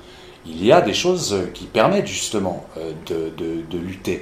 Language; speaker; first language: French; native; French